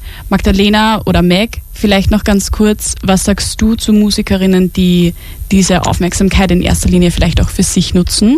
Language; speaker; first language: German; native; German